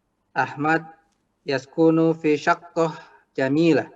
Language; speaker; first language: Arabic; non-native, learner; Indonesian